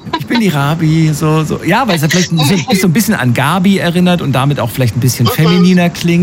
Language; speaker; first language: German; native; German